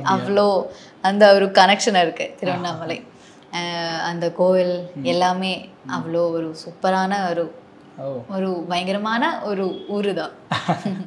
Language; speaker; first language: Tamil; non-native, learner; Malayalam